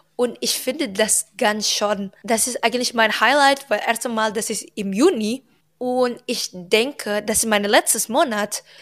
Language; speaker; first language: German; non-native, learner; Indonesian